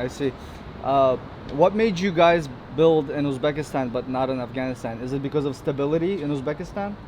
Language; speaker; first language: English; early bilingual, heritage; English